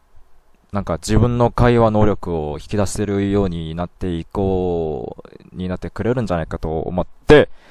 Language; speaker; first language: Japanese; non-native, learner; Korean